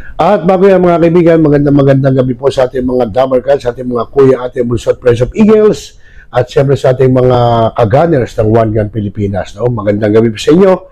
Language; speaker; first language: Filipino; native; Filipino